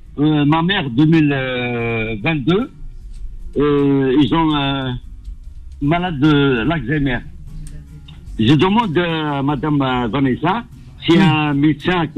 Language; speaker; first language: French; non-native, learner; Arabic